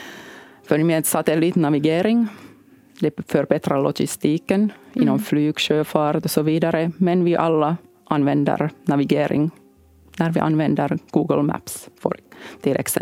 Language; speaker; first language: Swedish; non-native, local second language; Finnish